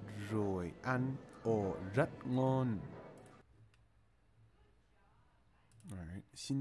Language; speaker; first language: Vietnamese; non-native, learner; English